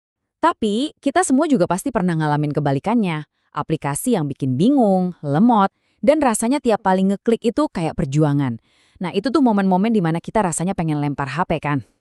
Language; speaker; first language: Indonesian; native; Indonesian